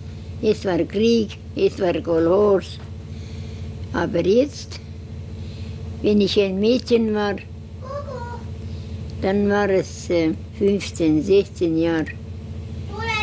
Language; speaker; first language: German; non-native, learner; Estonian